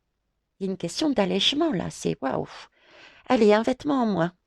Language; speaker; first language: French; native; French